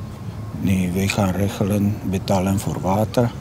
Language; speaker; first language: Dutch; non-native, learner; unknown